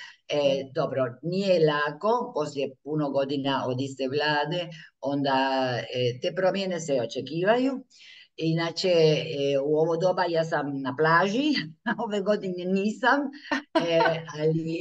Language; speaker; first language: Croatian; early bilingual, heritage; Croatian